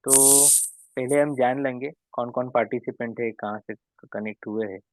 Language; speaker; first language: Hindi; non-native, local second language; Marathi